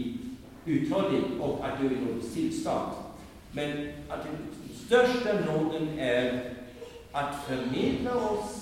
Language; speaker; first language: Swedish; non-native, fluent; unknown